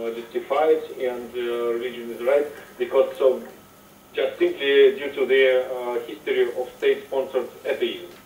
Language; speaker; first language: English; non-native, fluent; Russian